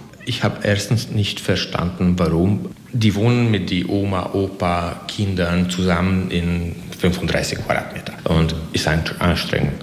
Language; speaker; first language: German; non-native, learner; Hungarian